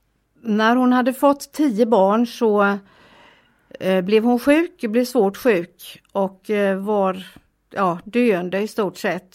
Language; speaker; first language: Swedish; native; Swedish